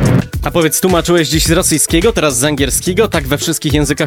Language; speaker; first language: Polish; native; Polish